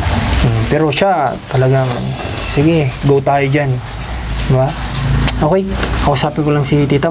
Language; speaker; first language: Filipino; native; Filipino